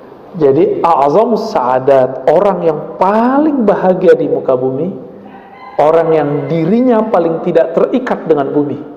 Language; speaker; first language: Indonesian; native; Indonesian